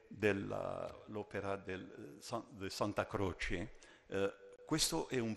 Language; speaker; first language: Italian; non-native, fluent; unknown